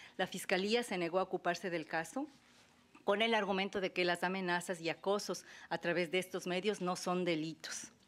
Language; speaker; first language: Spanish; native; Spanish